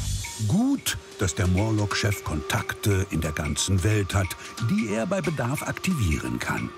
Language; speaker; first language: German; native; German